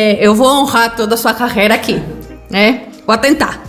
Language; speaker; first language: Portuguese; non-native, fluent; Spanish